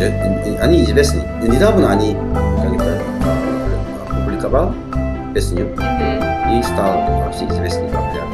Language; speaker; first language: Russian; non-native, learner; Korean